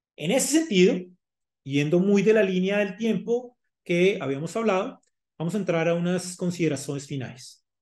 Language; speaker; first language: Spanish; native; Spanish